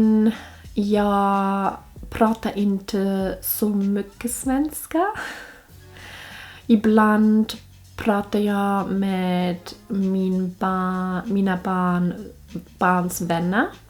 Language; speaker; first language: Swedish; non-native, learner; German